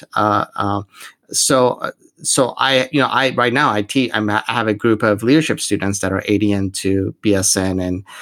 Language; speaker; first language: English; non-native, fluent; Persian